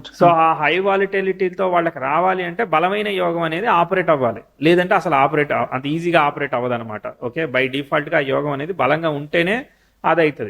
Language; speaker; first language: Telugu; native; Telugu